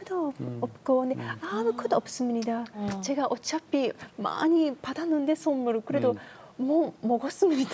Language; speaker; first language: Korean; non-native, learner; Japanese